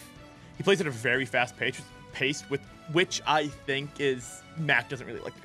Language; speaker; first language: English; native; English